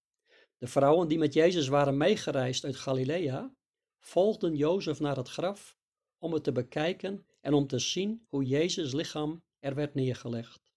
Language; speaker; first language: Dutch; native; Dutch